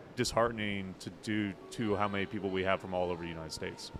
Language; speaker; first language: English; native; English